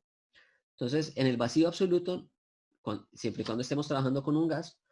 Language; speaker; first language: Spanish; native; Spanish